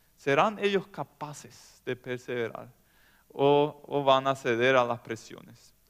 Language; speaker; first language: Spanish; non-native, local second language; German